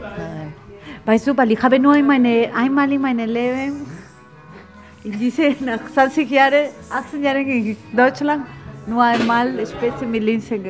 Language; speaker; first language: German; non-native, learner; Spanish